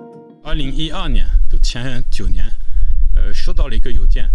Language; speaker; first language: Chinese; non-native, fluent; French